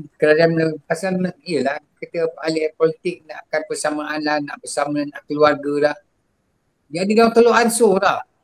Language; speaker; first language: Malay; non-native, local second language; Javanese